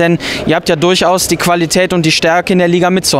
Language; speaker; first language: German; native; German